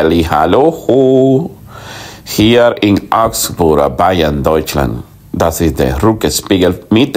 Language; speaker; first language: German; non-native, learner; Spanish